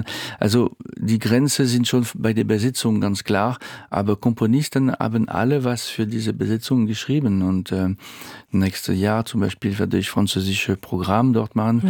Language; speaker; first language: German; non-native, fluent; French